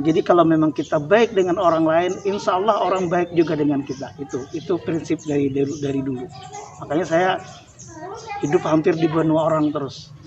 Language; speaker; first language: Indonesian; non-native, local second language; Banjar